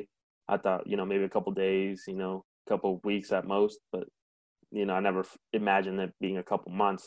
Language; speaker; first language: English; early bilingual, other home language; Spanish